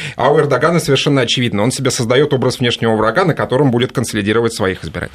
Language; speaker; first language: Russian; native; Russian